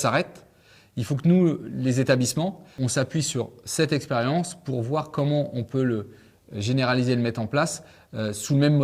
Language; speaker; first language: French; native; French